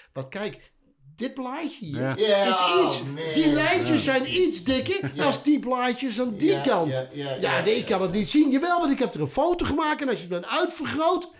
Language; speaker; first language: Dutch; native; Dutch